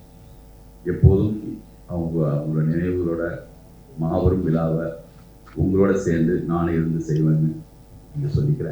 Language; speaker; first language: Tamil; native; Tamil